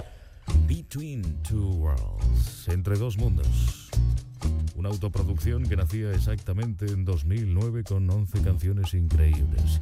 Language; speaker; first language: Spanish; native; Spanish